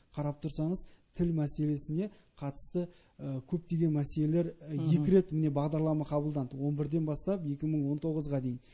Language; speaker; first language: Kazakh; native; Kazakh